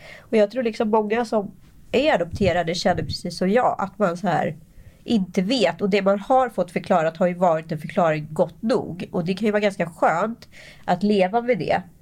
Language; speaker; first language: Swedish; native; Swedish